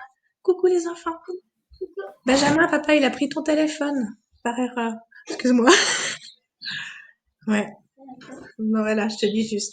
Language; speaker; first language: French; native; French